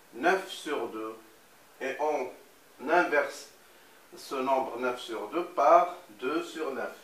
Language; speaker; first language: French; non-native, local second language; Arabic